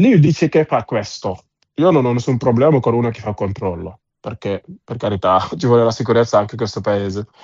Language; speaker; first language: Italian; non-native, fluent; Wolof